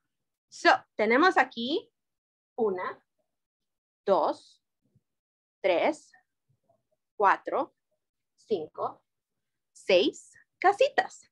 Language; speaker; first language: Spanish; early bilingual, other home language; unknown